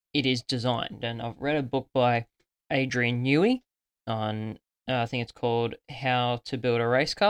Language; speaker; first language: English; native; English